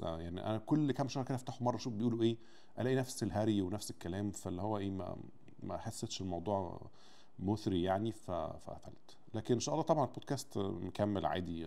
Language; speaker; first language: Arabic; native; Arabic